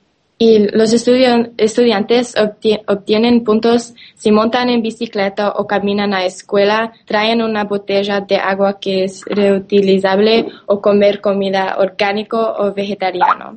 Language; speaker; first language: Spanish; non-native, learner; English